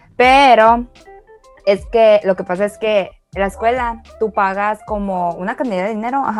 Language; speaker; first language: Spanish; early bilingual, other home language; Chinese